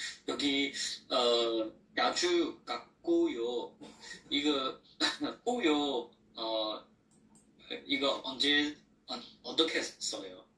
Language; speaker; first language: Korean; non-native, learner; Chinese